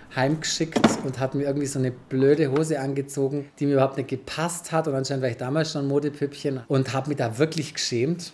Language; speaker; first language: German; early bilingual, other home language; Romanian